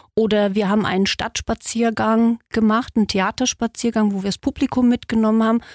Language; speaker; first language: German; native; German